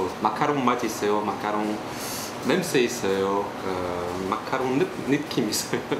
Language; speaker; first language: Korean; non-native, learner; French